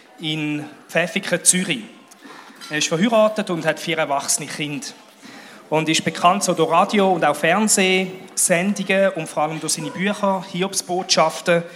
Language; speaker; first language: German; native; German